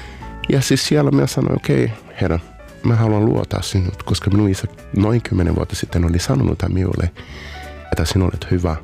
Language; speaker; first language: Finnish; non-native, learner; Portuguese